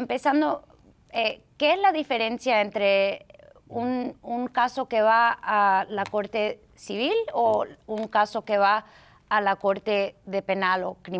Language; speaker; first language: Spanish; early bilingual, heritage; Spanish